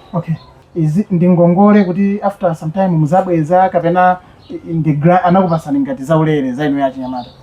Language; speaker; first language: Nyanja; native; Nyanja